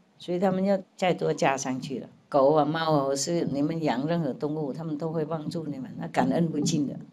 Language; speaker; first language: Chinese; non-native, fluent; Vietnamese